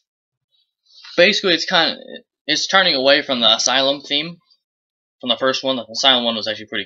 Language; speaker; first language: English; native; English